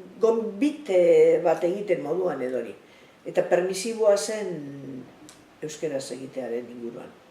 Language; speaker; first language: Basque; native; Basque